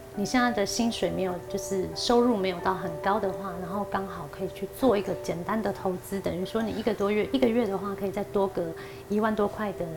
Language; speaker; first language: Chinese; early bilingual, heritage; Spanish